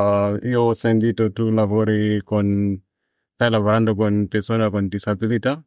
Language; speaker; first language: Italian; non-native, learner; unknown